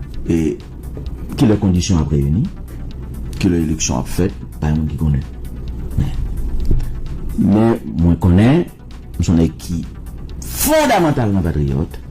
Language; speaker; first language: French; non-native, local second language; Haitian Creole